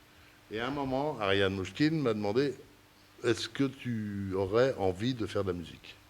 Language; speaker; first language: French; early bilingual, other home language; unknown